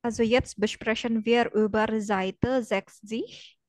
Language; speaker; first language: German; non-native, fluent; Indonesian